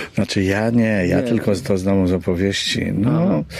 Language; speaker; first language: Polish; native; Polish